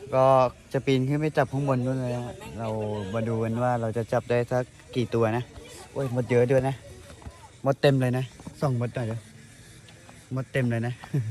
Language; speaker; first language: Thai; non-native, local second language; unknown